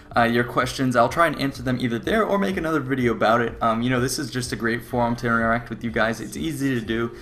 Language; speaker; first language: English; native; English